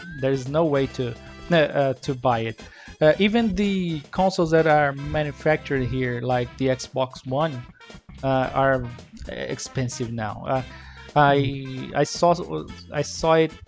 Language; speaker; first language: English; non-native, fluent; Portuguese